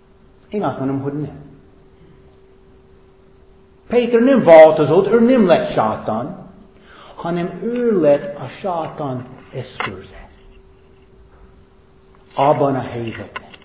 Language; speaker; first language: Hungarian; non-native, fluent; English